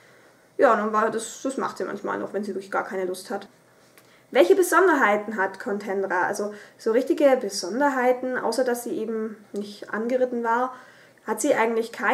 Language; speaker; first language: German; native; German